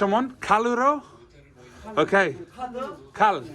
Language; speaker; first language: Korean; non-native, learner; English